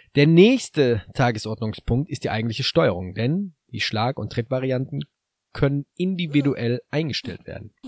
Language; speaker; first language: German; native; German